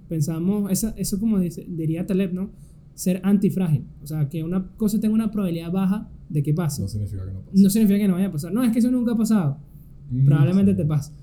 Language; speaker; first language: Spanish; native; Spanish